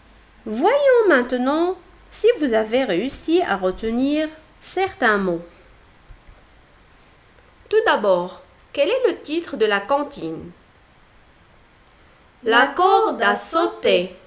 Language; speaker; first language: French; non-native, local second language; Arabic